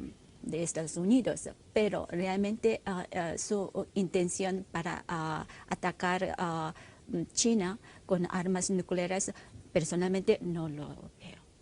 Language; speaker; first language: Spanish; non-native, fluent; Korean